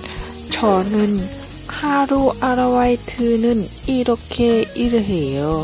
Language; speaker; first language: Korean; non-native, learner; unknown